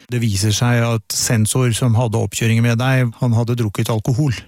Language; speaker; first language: Norwegian; native; Norwegian